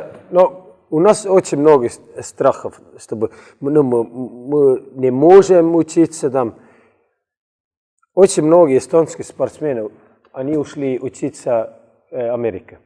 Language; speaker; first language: Russian; non-native, learner; Estonian